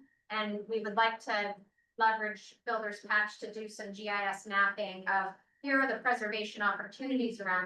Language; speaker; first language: English; native; English